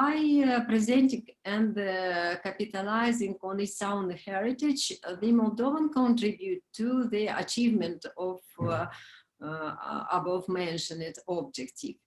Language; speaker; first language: English; non-native, learner; Romanian